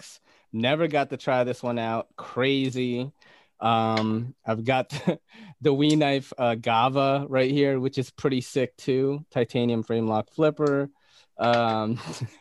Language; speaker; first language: English; early bilingual, other home language; Bikol